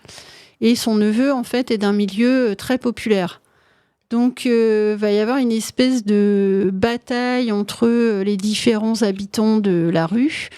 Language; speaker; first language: French; native; French